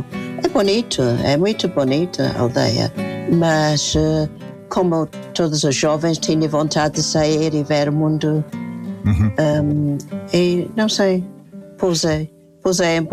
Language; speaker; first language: Portuguese; non-native, fluent; English